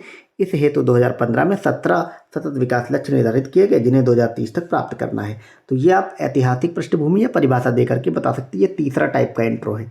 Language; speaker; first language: Hindi; native; Hindi